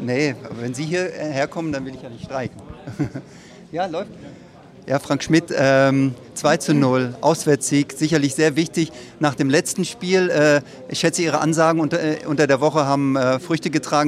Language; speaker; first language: German; native; German